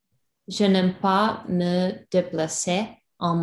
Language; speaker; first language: French; non-native, learner; English